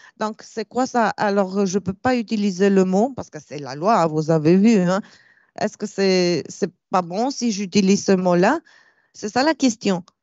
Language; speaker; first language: French; non-native, fluent; Romanian